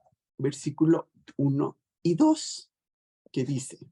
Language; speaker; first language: Spanish; native; Spanish